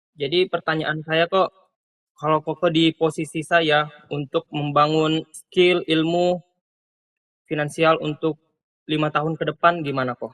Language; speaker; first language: Indonesian; native; Indonesian